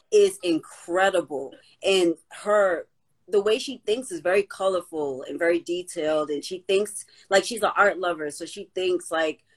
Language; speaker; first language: English; native; English